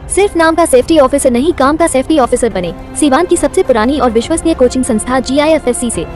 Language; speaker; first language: Hindi; native; Hindi